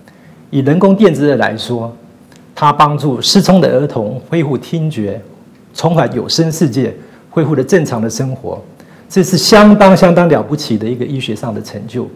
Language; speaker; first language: Chinese; native; Chinese